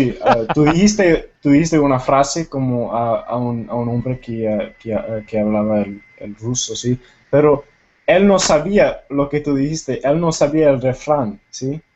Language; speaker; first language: Spanish; non-native, fluent; Tamil